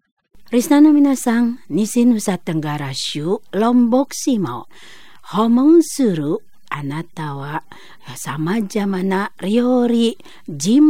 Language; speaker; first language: Japanese; non-native, fluent; Indonesian